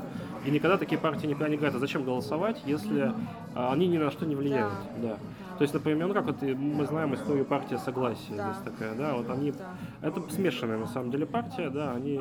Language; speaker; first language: Russian; native; Russian